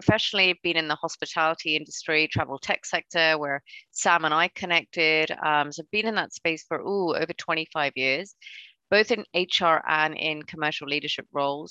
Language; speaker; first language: English; non-native, local second language; Cantonese